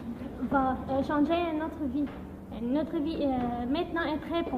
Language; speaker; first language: French; non-native, learner; Arabic